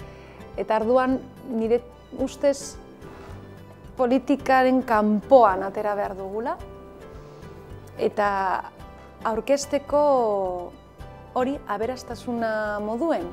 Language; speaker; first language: Basque; non-native, local second language; Spanish